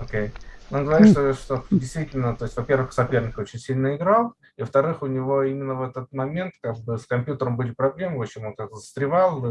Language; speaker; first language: Russian; native; Russian